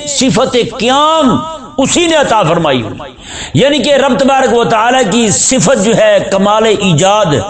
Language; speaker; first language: Urdu; non-native, local second language; Punjabi